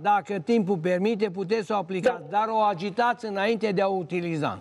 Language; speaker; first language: Romanian; native; Romanian